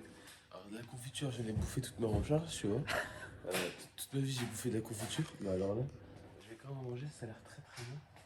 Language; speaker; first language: French; native; French